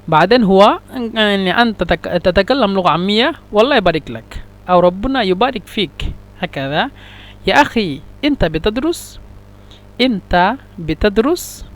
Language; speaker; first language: Arabic; non-native, fluent; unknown